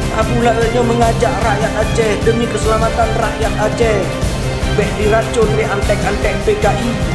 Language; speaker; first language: Malay; non-native, local second language; Achinese